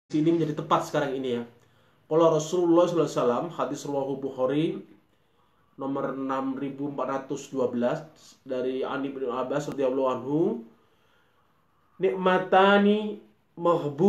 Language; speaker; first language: Indonesian; native; Indonesian